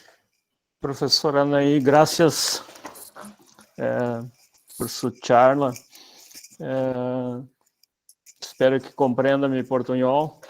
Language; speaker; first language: Spanish; non-native, learner; Portuguese